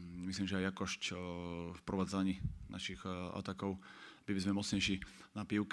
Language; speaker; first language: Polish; non-native, learner; Slovak